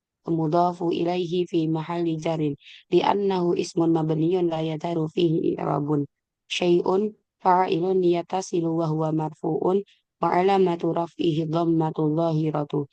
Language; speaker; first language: Arabic; non-native, learner; Indonesian